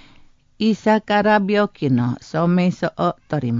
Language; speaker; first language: Japanese; non-native, learner; Indonesian